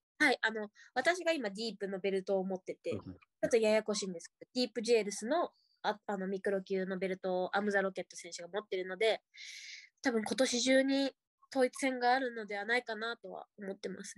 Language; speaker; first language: Japanese; native; Japanese